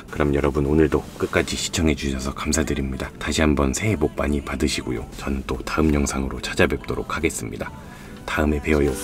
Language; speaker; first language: Korean; native; Korean